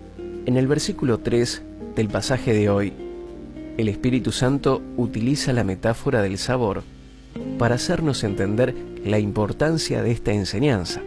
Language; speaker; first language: Spanish; native; Spanish